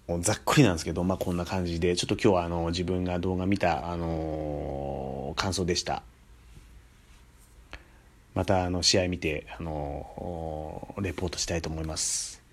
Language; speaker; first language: Japanese; native; Japanese